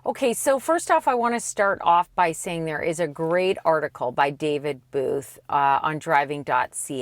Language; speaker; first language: English; native; English